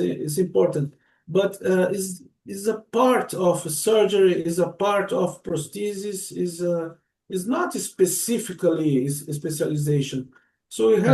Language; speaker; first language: English; non-native, learner; Portuguese